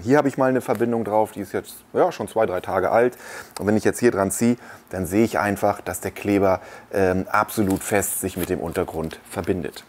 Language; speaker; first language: German; native; German